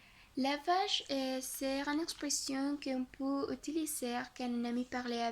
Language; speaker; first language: French; non-native, learner; Spanish